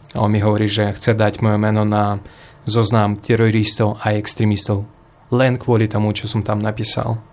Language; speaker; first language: Slovak; non-native, fluent; Russian